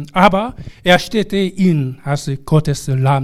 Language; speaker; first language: German; non-native, fluent; Korean